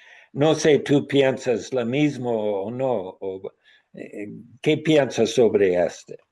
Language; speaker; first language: Spanish; non-native, learner; English